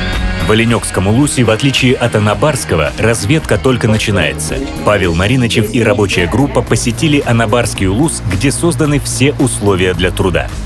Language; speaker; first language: Russian; native; Russian